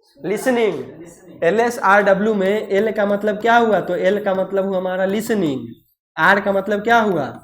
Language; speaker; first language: Hindi; native; Hindi